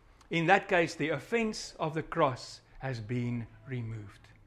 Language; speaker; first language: English; non-native, local second language; Afrikaans